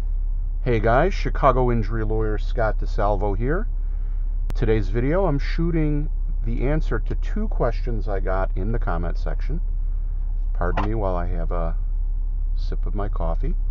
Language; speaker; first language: English; native; English